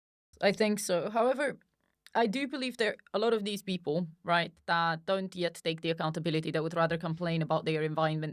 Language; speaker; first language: English; non-native, fluent; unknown